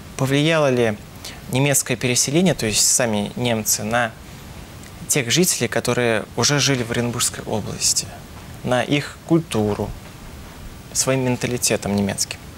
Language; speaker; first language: Russian; native; Russian